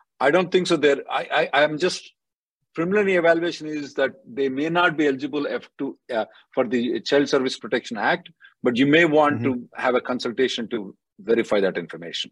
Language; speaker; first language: English; non-native, local second language; Telugu